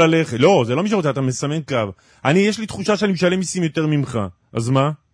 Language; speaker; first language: Hebrew; native; Hebrew